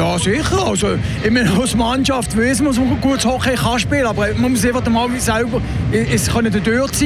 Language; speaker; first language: German; native; German